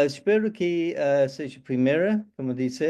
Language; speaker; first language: Portuguese; non-native, fluent; English